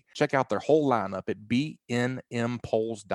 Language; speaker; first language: English; native; English